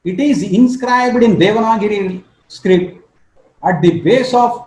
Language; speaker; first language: English; non-native, local second language; Kannada